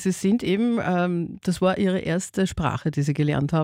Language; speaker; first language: German; native; German